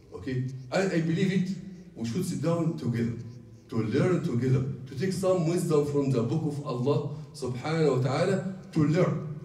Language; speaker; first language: English; non-native, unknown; Arabic